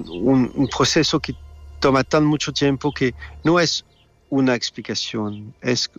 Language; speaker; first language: Spanish; non-native, learner; French